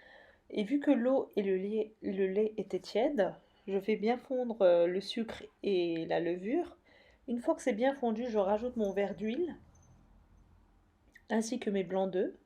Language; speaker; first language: French; native; French